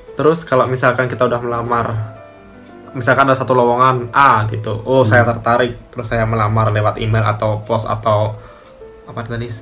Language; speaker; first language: Indonesian; native; Indonesian